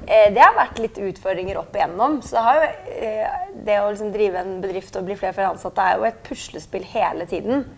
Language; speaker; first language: Norwegian; early bilingual, other home language; German